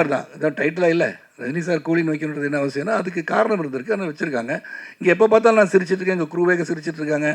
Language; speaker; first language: Tamil; native; Tamil